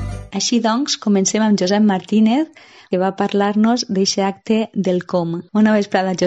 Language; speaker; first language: Catalan; native; Catalan